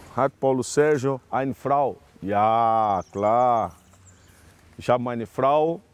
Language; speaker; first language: German; non-native, learner; Portuguese